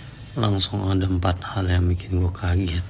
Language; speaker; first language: Indonesian; native; Indonesian